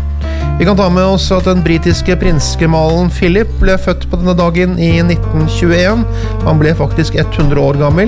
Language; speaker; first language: Norwegian; native; Norwegian